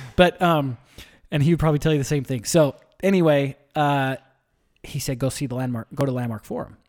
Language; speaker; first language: English; native; English